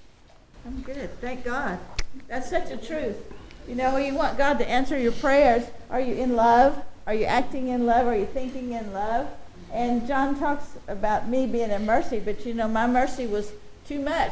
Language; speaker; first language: English; native; English